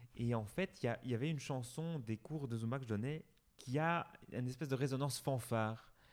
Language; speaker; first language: French; native; French